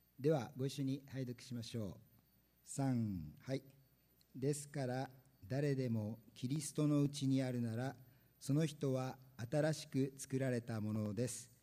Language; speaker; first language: Japanese; native; Japanese